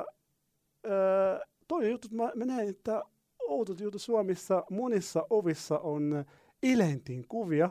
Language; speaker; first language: Finnish; non-native, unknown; Arabic